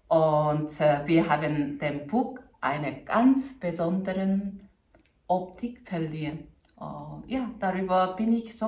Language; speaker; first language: German; non-native, fluent; Korean